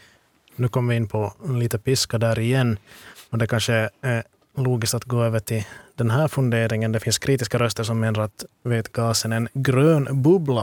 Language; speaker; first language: Swedish; native; Swedish